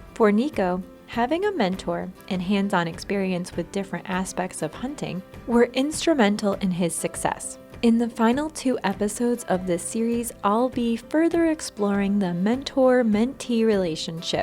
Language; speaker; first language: English; native; English